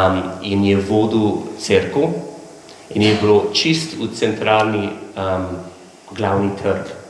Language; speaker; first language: Slovenian; non-native, learner; English